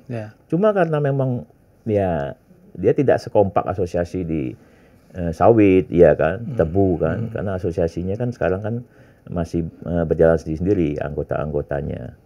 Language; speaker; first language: Indonesian; native; Indonesian